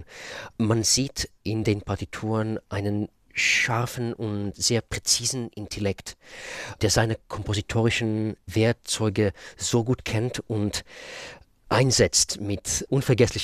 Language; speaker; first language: German; non-native, fluent; Russian